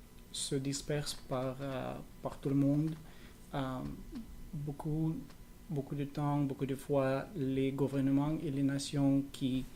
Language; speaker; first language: French; non-native, learner; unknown